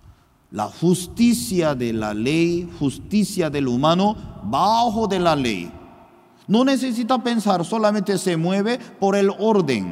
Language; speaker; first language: Spanish; non-native, fluent; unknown